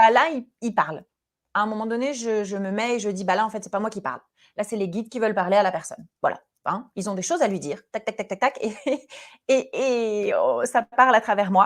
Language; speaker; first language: French; native; French